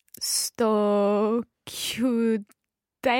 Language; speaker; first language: Italian; non-native, learner; English